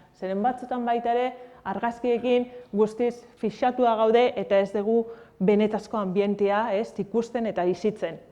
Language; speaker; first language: Basque; native; Basque